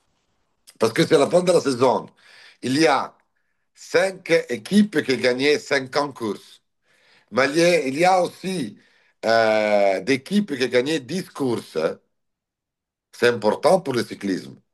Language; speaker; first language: French; non-native, learner; Italian